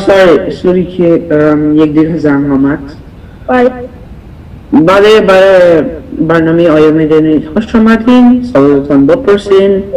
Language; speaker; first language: Persian; early bilingual, heritage; Persian